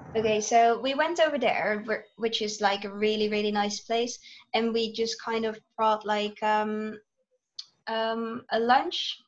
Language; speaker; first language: English; non-native, fluent; Dutch